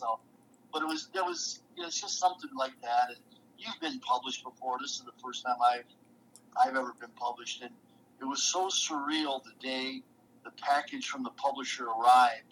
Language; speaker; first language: English; native; English